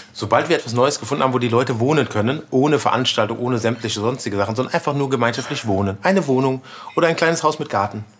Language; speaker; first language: German; native; German